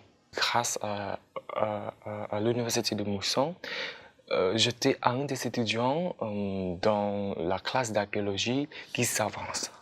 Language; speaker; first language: French; non-native, fluent; Khmer